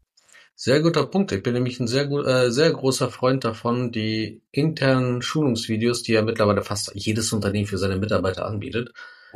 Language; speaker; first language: German; native; German